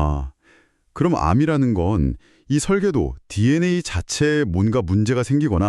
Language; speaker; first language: Korean; native; Korean